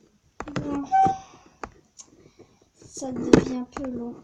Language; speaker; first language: French; native; French